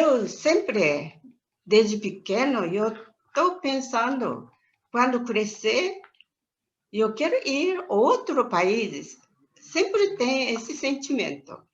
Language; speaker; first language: Portuguese; non-native, learner; Japanese